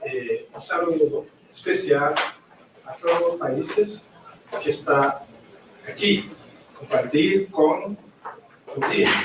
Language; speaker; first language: Spanish; non-native, learner; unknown